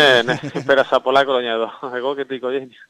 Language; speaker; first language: Greek; non-native, learner; Spanish